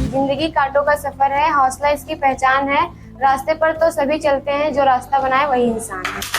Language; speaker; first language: Hindi; native; Hindi